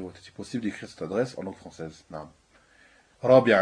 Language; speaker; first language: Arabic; non-native, fluent; French